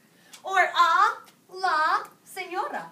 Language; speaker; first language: Spanish; non-native, fluent; English